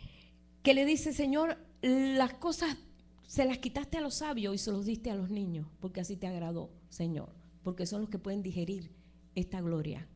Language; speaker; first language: Spanish; native; Spanish